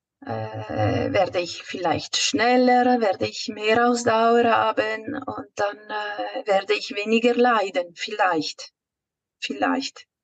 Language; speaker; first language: German; non-native, local second language; Italian